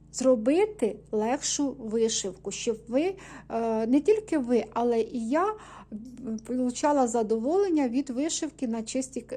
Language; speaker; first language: Ukrainian; non-native, local second language; Russian